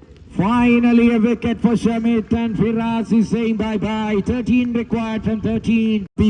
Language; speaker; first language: English; non-native, local second language; Malayalam